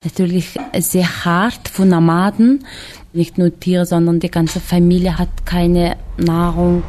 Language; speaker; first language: German; non-native, fluent; Mongolian